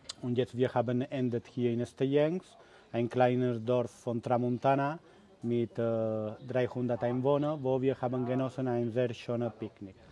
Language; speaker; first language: German; non-native, learner; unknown